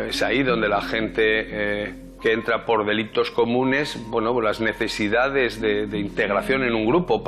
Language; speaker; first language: Spanish; native; Spanish